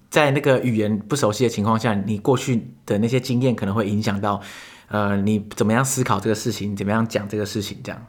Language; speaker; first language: Chinese; native; Chinese